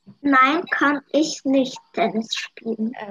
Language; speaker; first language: German; non-native, learner; Russian